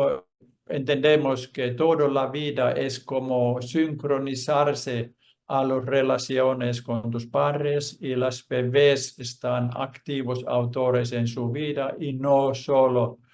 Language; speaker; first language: Spanish; non-native, fluent; Finnish